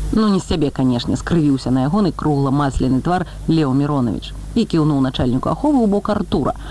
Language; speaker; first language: Belarusian; native; Belarusian